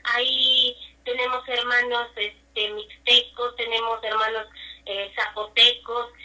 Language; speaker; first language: Spanish; non-native, local second language; Nahuatl languages